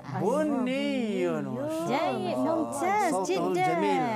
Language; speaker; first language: Arabic; non-native, fluent; Malay